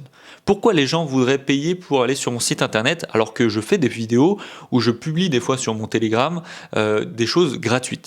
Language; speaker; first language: French; native; French